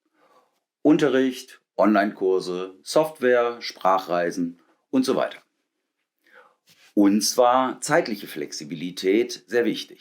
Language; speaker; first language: German; native; German